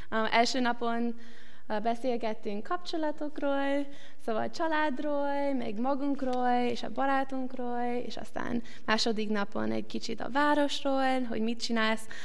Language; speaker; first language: Hungarian; non-native, learner; English